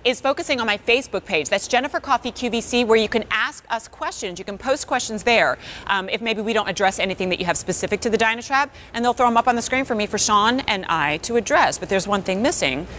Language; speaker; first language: English; native; English